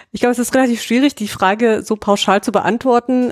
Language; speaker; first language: German; native; German